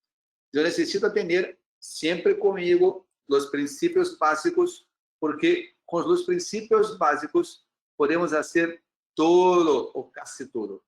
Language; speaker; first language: Spanish; non-native, learner; Portuguese